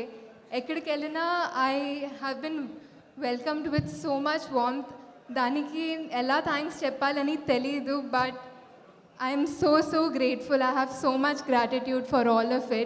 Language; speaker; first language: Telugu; non-native, fluent; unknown